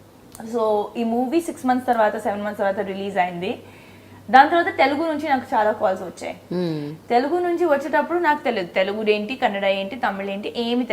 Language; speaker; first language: Telugu; non-native, local second language; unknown